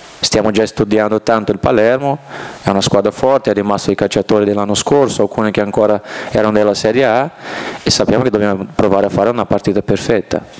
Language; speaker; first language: Italian; non-native, fluent; Portuguese